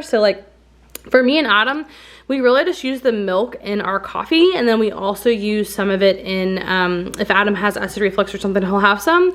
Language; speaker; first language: English; native; English